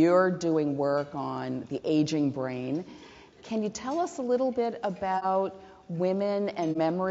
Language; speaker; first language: English; native; English